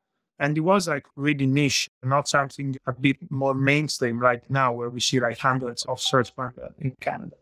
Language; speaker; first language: English; non-native, fluent; Italian